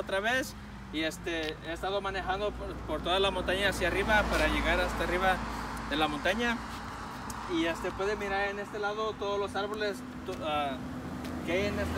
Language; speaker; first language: Spanish; early bilingual, heritage; Spanish